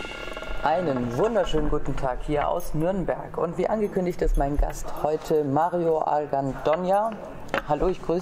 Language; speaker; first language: German; native; German